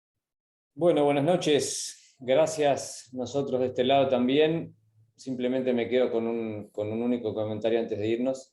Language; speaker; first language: Spanish; native; Spanish